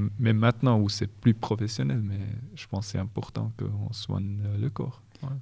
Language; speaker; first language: French; non-native, local second language; German